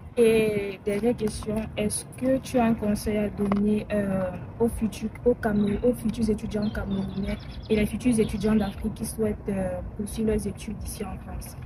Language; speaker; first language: French; native; French